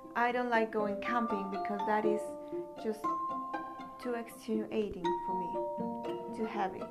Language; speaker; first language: English; non-native, fluent; Spanish